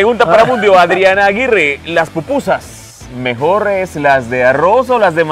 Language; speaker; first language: Spanish; native; Spanish